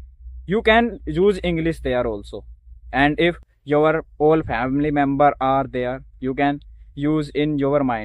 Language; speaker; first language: English; non-native, learner; Hindi